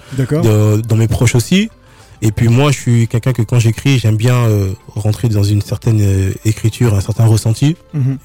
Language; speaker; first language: French; native; French